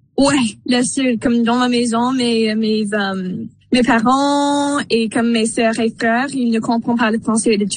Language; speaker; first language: French; non-native, local second language; English